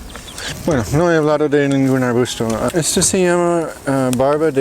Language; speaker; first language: Spanish; non-native, fluent; English